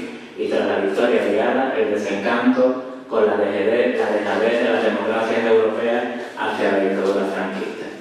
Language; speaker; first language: Spanish; native; Spanish